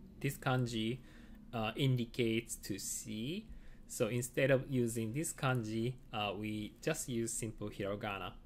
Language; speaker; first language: English; non-native, fluent; Japanese